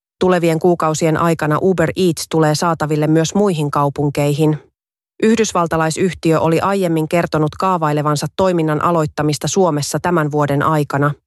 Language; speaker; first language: Finnish; native; Finnish